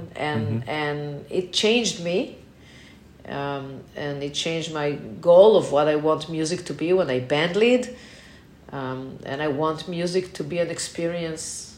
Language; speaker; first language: English; non-native, fluent; Hebrew